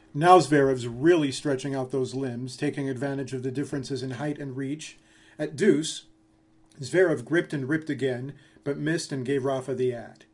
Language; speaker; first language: English; native; English